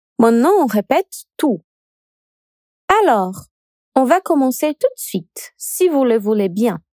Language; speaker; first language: French; non-native, fluent; Portuguese